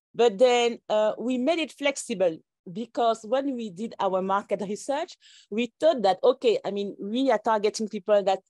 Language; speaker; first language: English; non-native, local second language; French